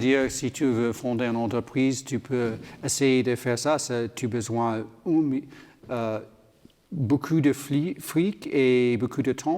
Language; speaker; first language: French; non-native, learner; English